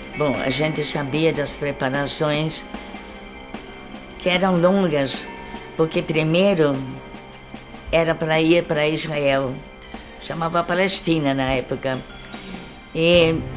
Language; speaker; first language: Portuguese; early bilingual, other home language; German